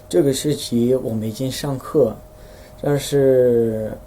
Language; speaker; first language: Chinese; non-native, fluent; Dutch